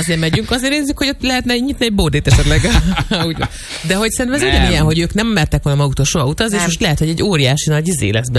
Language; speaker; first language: Hungarian; native; Hungarian